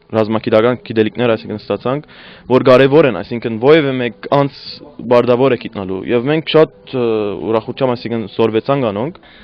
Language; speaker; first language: Armenian; early bilingual, heritage; Armenian